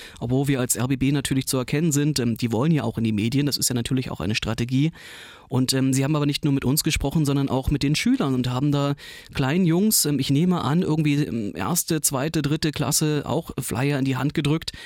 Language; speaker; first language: German; native; German